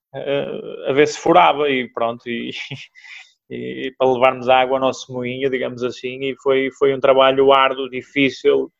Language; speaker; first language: Portuguese; native; Portuguese